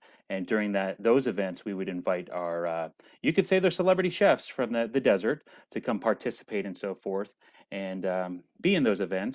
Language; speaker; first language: English; native; English